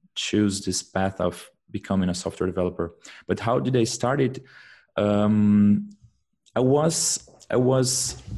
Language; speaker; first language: English; non-native, fluent; Portuguese